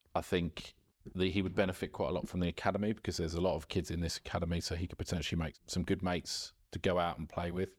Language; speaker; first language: English; native; English